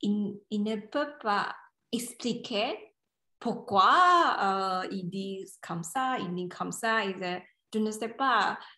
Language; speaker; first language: French; non-native, learner; Chinese